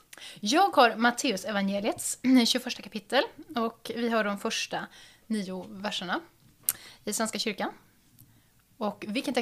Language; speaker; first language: Swedish; native; Swedish